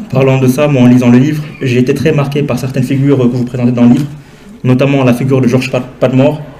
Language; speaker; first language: French; non-native, local second language; Wolof